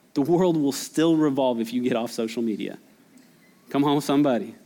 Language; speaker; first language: English; native; English